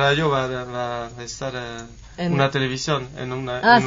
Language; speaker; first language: Spanish; non-native, fluent; French